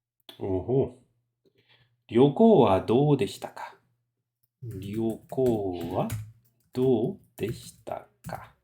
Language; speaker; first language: Japanese; non-native, fluent; French